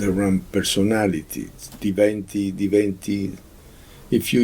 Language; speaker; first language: English; non-native, learner; Italian